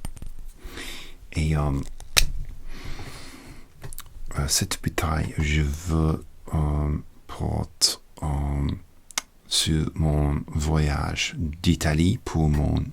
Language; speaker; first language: French; non-native, learner; English